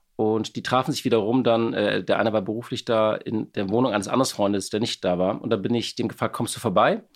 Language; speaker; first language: German; native; German